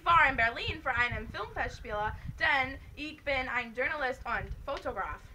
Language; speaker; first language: German; non-native, learner; English